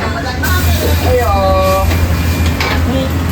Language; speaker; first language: Japanese; native; Japanese